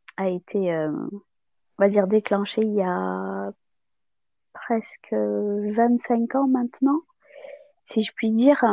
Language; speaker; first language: French; non-native, local second language; Malagasy